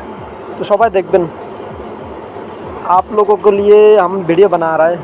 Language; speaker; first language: Hindi; non-native, learner; Bangla